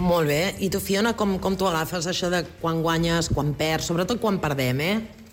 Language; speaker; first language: Catalan; native; Catalan